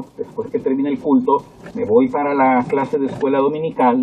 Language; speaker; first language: Spanish; native; Spanish